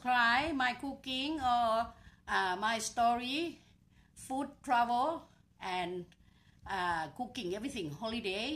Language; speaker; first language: English; non-native, learner; Thai